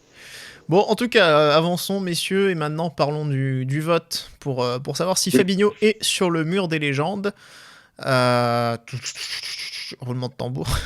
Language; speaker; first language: French; native; French